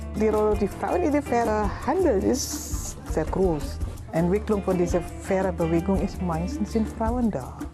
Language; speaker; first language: German; non-native, learner; Indonesian